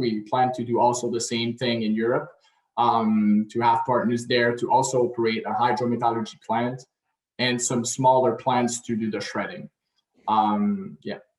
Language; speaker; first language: English; non-native, local second language; French